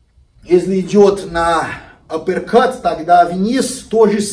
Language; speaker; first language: Russian; non-native, learner; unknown